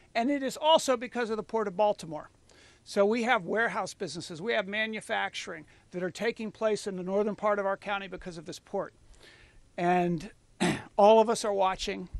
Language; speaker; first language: English; native; English